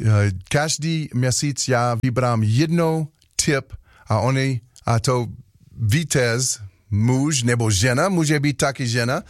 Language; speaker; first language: Czech; non-native, learner; English